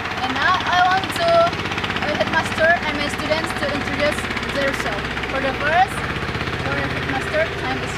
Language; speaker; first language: English; non-native, fluent; Indonesian